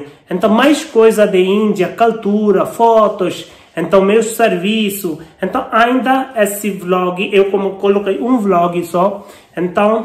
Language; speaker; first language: Portuguese; non-native, learner; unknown